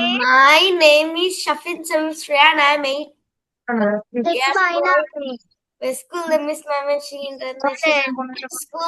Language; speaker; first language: English; non-native, learner; Bangla